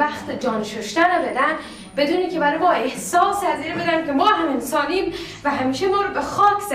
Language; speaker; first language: Persian; native; Persian